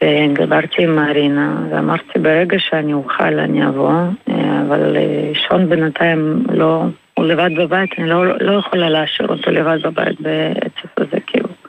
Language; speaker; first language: Hebrew; non-native, fluent; Russian